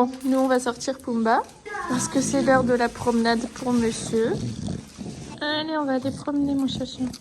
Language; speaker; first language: French; native; French